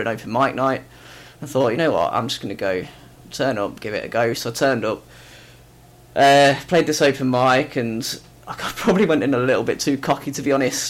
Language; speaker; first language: English; native; English